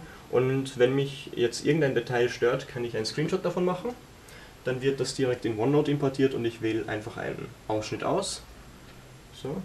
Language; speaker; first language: German; native; German